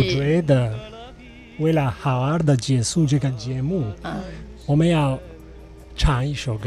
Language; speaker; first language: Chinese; non-native, learner; Italian